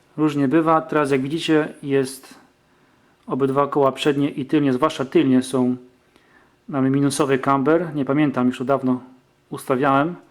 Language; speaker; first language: Polish; early bilingual, heritage; Polish